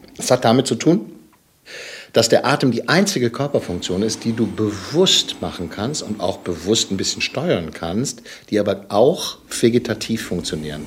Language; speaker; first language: German; native; German